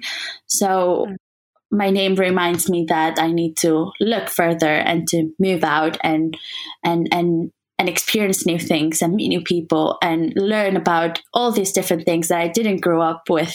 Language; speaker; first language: English; non-native, fluent; Spanish